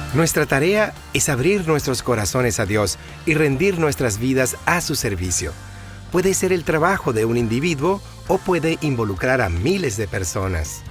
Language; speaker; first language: Spanish; native; Spanish